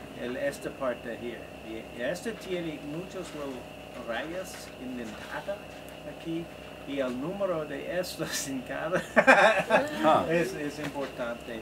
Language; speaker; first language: Spanish; non-native, learner; English